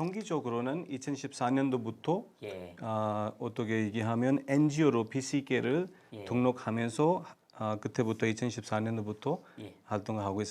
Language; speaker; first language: Korean; non-native, fluent; Urdu